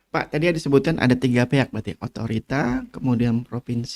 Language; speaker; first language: Indonesian; native; Indonesian